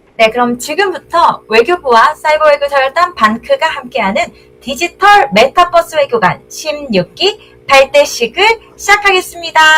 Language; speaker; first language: Korean; native; Korean